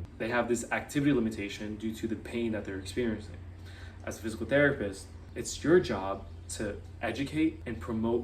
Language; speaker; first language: English; native; English